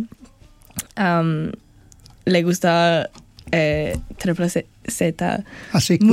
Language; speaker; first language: Spanish; non-native, learner; English